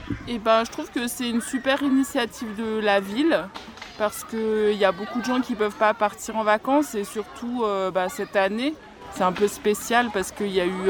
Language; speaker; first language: French; native; French